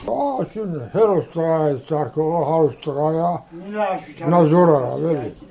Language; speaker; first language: Armenian; native; Armenian